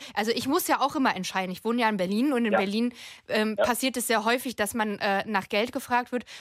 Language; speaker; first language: German; native; German